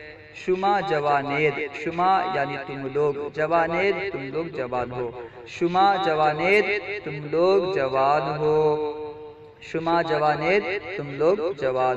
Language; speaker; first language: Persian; non-native, fluent; Urdu